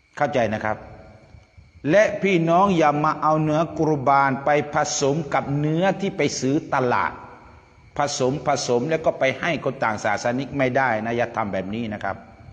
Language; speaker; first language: Thai; non-native, local second language; Pattani Malay